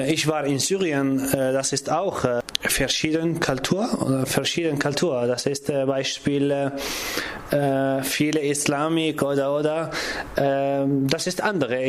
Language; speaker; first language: German; non-native, learner; Kurdish